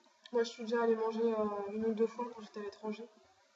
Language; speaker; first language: French; native; French